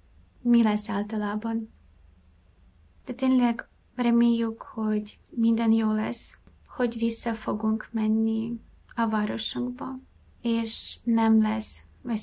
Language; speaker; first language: Hungarian; non-native, fluent; Ukrainian